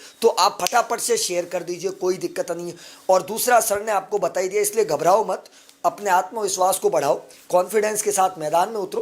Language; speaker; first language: Hindi; native; Hindi